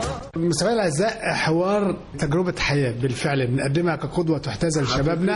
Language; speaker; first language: Arabic; native; Arabic